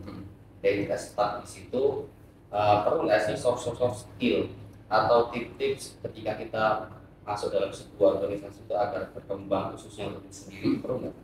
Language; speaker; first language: Indonesian; native; Indonesian